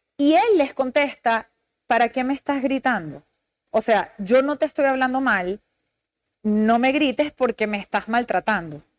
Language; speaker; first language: Spanish; native; Spanish